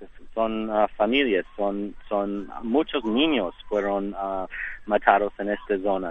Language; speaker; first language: Spanish; non-native, learner; English